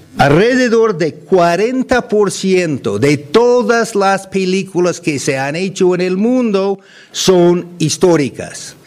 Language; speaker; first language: Spanish; non-native, fluent; English